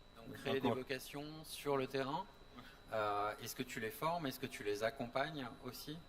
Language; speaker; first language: French; native; French